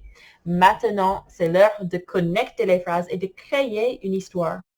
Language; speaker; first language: French; non-native, fluent; English